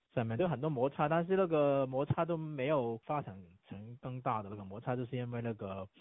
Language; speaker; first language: Chinese; non-native, local second language; Cantonese